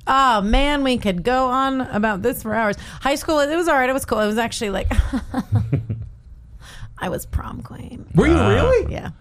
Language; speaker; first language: English; native; English